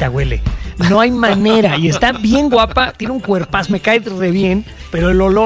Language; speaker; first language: Spanish; native; Spanish